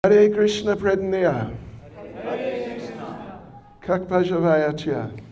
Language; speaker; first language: Russian; non-native, learner; English